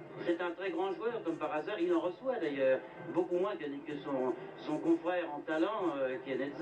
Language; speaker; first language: French; native; French